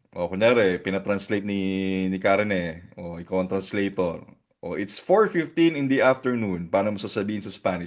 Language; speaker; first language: Filipino; native; Filipino